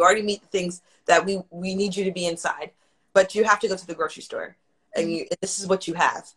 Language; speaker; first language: English; native; English